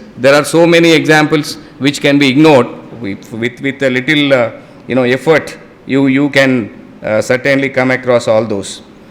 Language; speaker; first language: English; non-native, local second language; Telugu